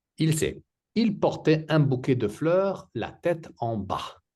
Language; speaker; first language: French; native; French